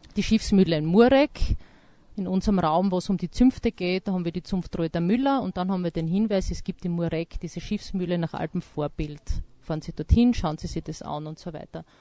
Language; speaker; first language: German; native; German